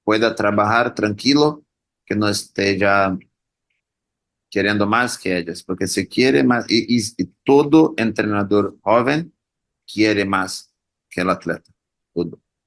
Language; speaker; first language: Spanish; non-native, learner; Portuguese